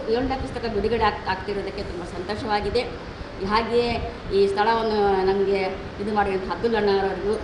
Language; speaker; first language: Kannada; non-native, local second language; Urdu